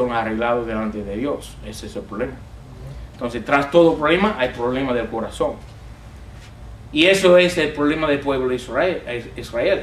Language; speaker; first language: Spanish; non-native, fluent; English